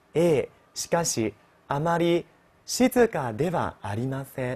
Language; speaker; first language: Japanese; non-native, fluent; Chinese